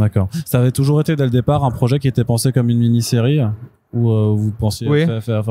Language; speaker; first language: French; native; French